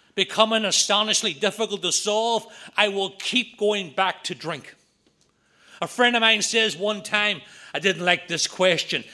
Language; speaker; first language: English; native; English